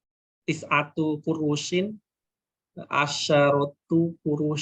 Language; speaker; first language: Arabic; non-native, learner; Indonesian